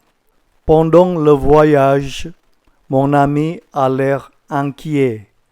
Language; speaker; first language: French; non-native, fluent; Indonesian